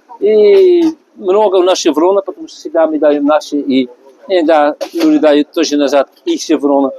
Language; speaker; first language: Russian; non-native, learner; Dutch